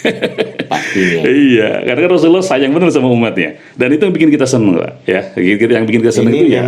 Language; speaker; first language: Indonesian; native; Indonesian